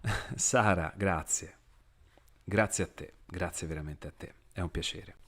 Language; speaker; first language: Italian; native; Italian